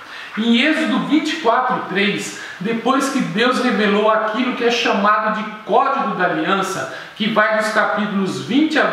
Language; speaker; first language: Portuguese; native; Portuguese